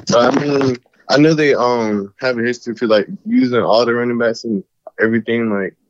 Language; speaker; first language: English; native; English